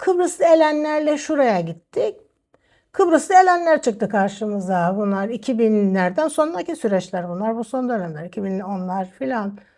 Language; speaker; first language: Turkish; native; Turkish